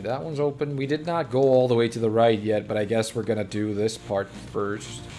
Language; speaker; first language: English; non-native, fluent; Finnish